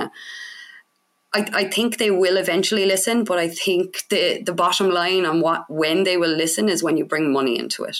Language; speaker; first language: English; native; English